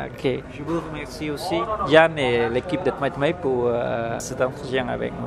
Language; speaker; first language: French; non-native, fluent; Khmer